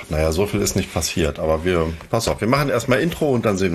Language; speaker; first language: German; native; German